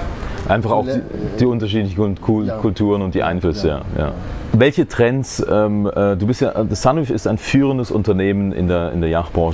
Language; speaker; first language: German; native; German